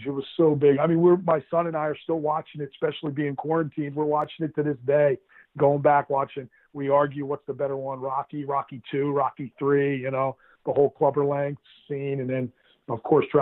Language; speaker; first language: English; native; English